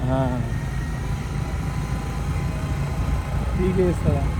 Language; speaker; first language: Hindi; non-native, local second language; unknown